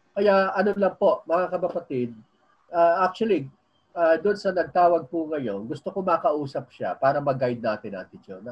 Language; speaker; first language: Filipino; native; Filipino